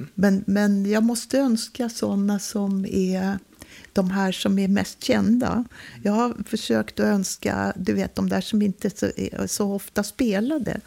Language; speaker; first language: Swedish; native; Swedish